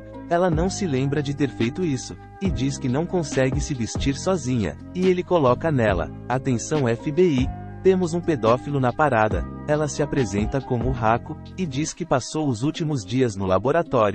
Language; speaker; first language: Portuguese; native; Portuguese